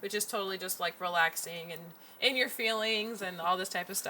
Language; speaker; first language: English; native; English